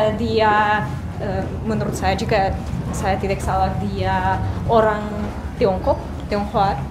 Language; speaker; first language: Indonesian; non-native, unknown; Russian